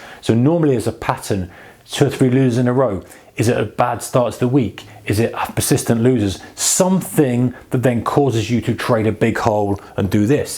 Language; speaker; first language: English; native; English